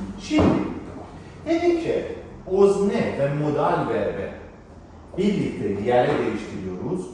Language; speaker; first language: Turkish; non-native, fluent; Persian